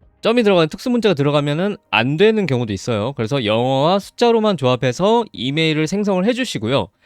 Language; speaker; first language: Korean; native; Korean